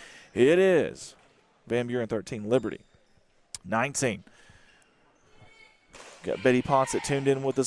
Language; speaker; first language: English; native; English